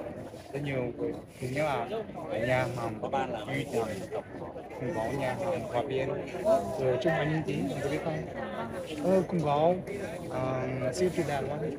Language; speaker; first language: Vietnamese; non-native, learner; Chinese